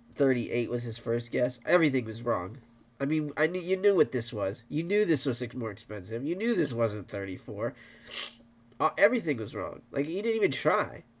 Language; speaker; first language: English; native; English